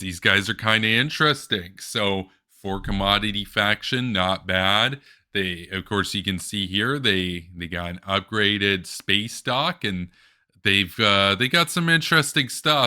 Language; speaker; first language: English; native; English